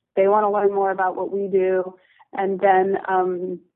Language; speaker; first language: English; native; English